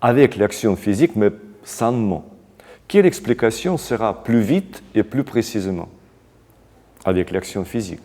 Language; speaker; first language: French; non-native, fluent; Russian